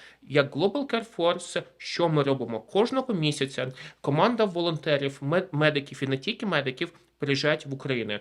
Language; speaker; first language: Ukrainian; native; Ukrainian